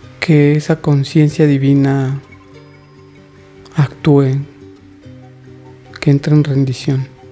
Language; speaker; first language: Spanish; native; Spanish